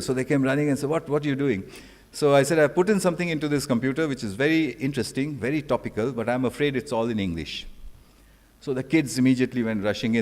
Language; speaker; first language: English; non-native, local second language; Bangla